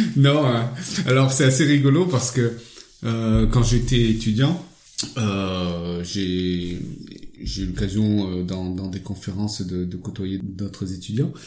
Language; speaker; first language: French; early bilingual, other home language; Lao